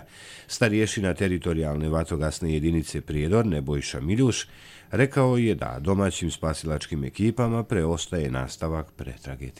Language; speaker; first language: Serbian; native; Serbian